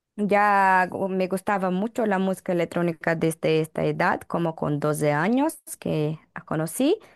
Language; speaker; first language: Spanish; non-native, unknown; Portuguese